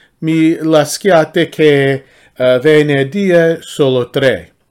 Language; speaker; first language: Italian; non-native, learner; English